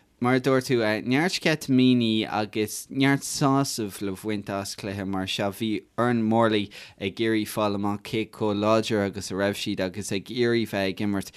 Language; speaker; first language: Irish; native; Irish